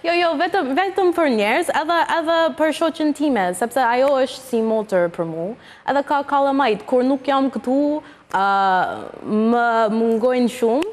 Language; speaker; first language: Albanian; non-native, learner; English